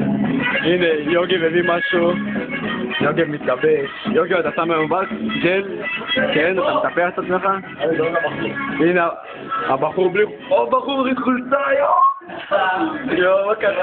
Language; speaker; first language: Hebrew; native; Hebrew